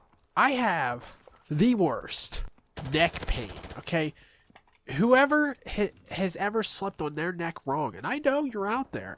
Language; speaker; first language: English; native; English